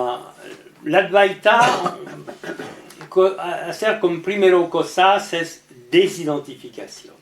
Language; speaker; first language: Spanish; non-native, learner; French